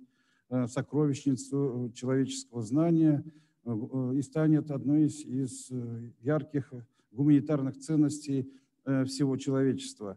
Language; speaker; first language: Russian; native; Russian